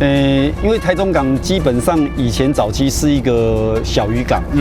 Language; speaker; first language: Chinese; native; Chinese